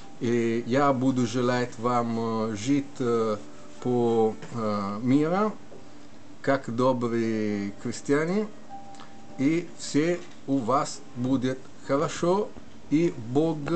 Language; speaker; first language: Russian; non-native, learner; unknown